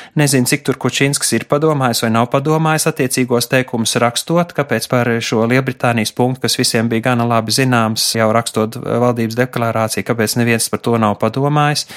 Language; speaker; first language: Latvian; native; Latvian